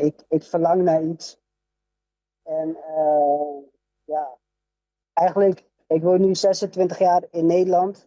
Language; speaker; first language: Dutch; early bilingual, other home language; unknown